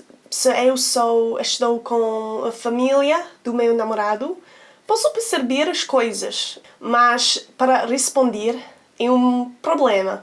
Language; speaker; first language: Portuguese; non-native, learner; English